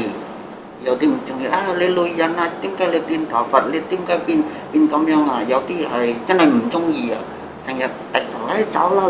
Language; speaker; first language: Cantonese; non-native, fluent; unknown